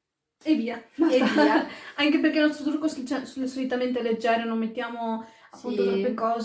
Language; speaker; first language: Italian; early bilingual, other home language; Arabic